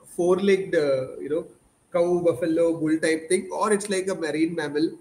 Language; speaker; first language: English; non-native, local second language; Malayalam